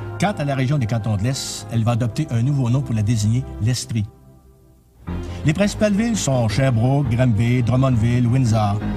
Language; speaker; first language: French; native; French